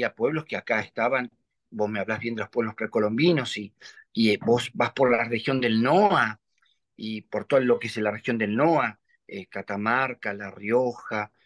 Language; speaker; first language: Spanish; native; Spanish